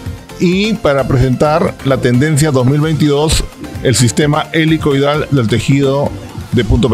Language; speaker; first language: Spanish; native; Spanish